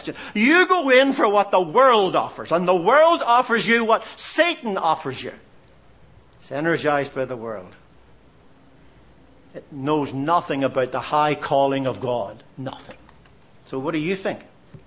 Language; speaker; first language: English; native; English